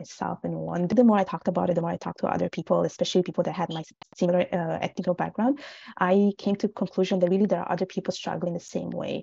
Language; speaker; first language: English; non-native, fluent; Italian